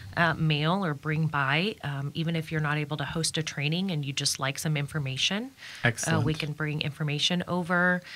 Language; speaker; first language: English; native; English